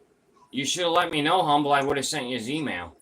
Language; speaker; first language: English; native; English